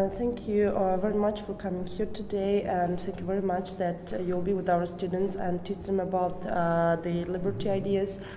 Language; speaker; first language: English; non-native, fluent; Georgian